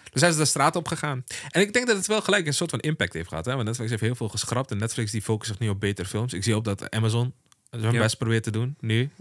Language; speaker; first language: Dutch; early bilingual, other home language; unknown